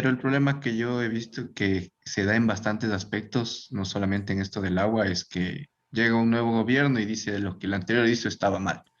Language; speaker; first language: Spanish; native; Spanish